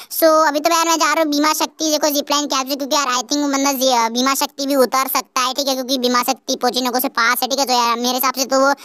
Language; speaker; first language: Hindi; native; Hindi